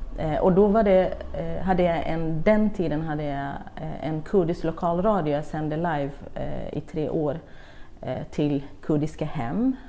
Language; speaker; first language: Swedish; non-native, fluent; Kurdish